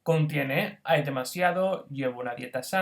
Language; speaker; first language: Spanish; non-native, fluent; English